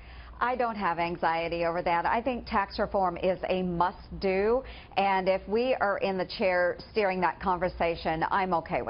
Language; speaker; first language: English; native; English